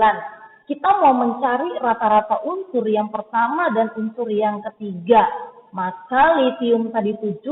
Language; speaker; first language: Indonesian; native; Indonesian